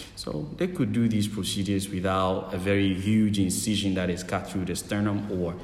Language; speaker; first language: English; non-native, local second language; Akan